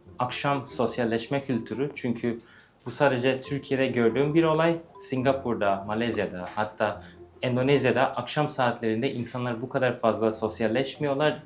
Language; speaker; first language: Turkish; early bilingual, heritage; English